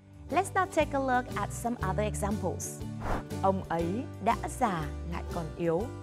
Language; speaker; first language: Vietnamese; native; Vietnamese